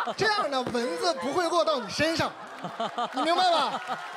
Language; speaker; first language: Chinese; native; Chinese